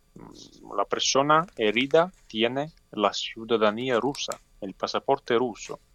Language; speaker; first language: Spanish; non-native, fluent; Ukrainian